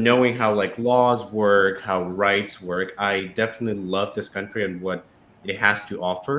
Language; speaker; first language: English; non-native, fluent; Russian